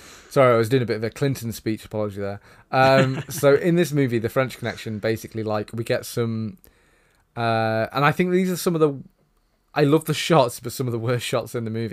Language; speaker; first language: English; native; English